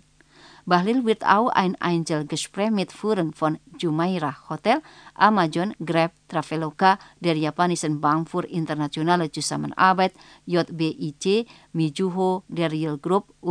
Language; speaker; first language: German; non-native, fluent; Indonesian